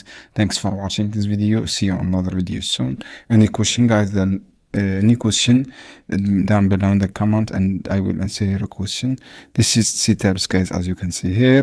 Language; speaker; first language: English; non-native, fluent; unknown